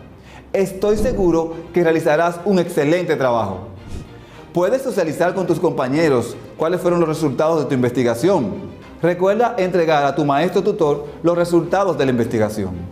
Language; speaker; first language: Spanish; native; Spanish